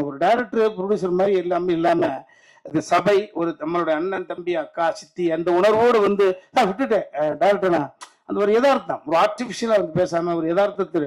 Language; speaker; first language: Tamil; native; Tamil